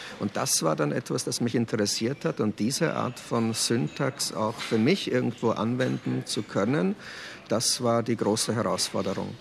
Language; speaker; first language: German; early bilingual, other home language; Czech